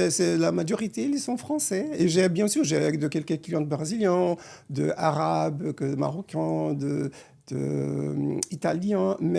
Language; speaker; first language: French; non-native, fluent; Portuguese